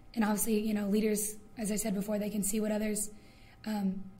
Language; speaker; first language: English; native; English